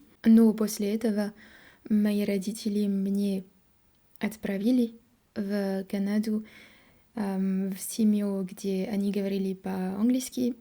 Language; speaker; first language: Russian; non-native, learner; French